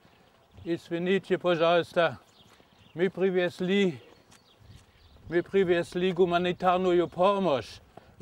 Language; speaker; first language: Russian; non-native, learner; German